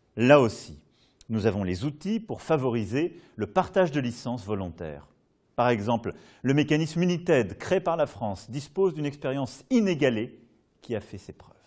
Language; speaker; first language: French; native; French